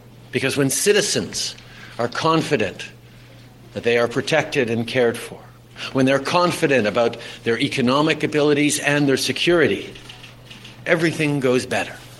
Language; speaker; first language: English; native; English